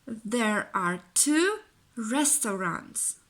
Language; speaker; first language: English; non-native, fluent; Polish